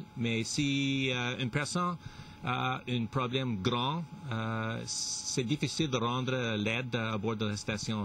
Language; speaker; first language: French; non-native, local second language; English